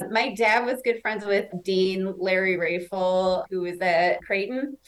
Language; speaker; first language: English; native; English